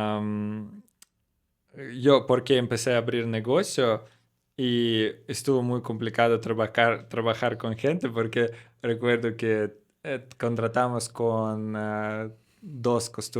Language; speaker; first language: Spanish; non-native, learner; Russian